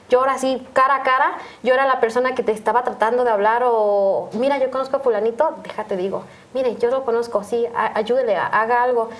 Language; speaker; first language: Spanish; native; Spanish